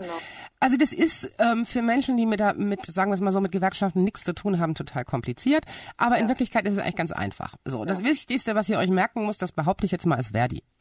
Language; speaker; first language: German; native; German